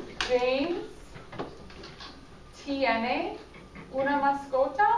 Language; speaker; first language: Spanish; non-native, fluent; English